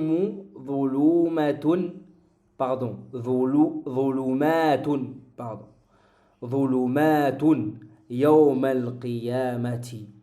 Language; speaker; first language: Arabic; non-native, fluent; French